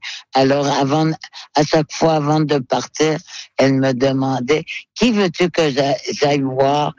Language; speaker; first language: French; non-native, local second language; Innu-aimun